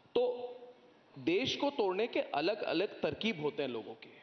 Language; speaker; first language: Hindi; non-native, local second language; Assamese